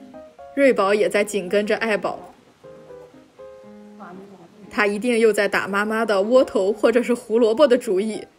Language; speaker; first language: Chinese; native; Chinese